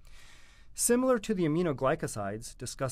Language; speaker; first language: English; native; English